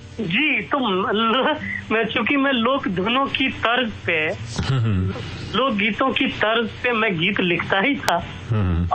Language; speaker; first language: Hindi; native; Hindi